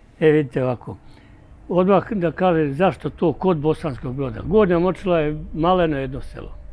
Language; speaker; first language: Bosnian; native; Bosnian